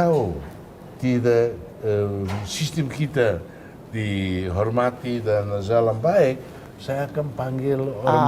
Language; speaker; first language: Indonesian; non-native, fluent; Tetum